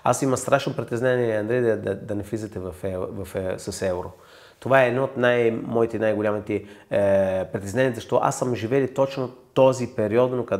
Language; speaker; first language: Bulgarian; non-native, fluent; Italian